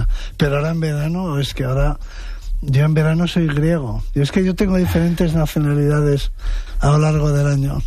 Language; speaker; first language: Spanish; native; Spanish